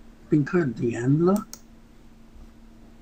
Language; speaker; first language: Chinese; non-native, learner; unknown